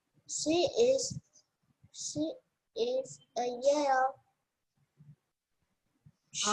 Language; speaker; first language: English; non-native, learner; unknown